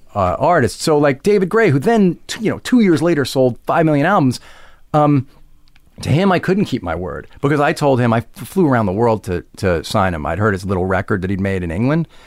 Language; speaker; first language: English; native; English